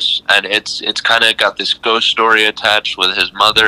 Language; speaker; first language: English; native; English